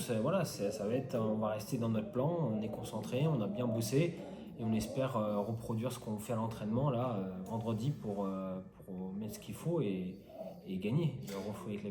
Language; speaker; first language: French; native; French